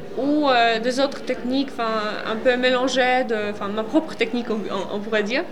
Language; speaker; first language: French; non-native, fluent; Polish